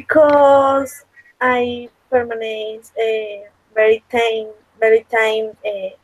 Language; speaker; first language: English; non-native, learner; Spanish